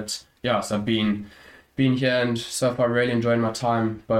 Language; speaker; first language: English; native; English